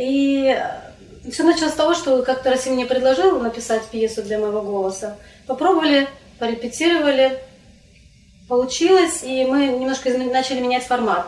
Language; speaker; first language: Russian; non-native, local second language; Crimean Tatar